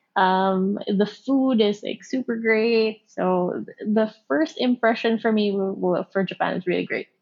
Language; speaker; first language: English; non-native, local second language; Filipino